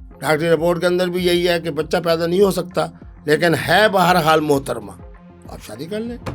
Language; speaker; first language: Urdu; non-native, local second language; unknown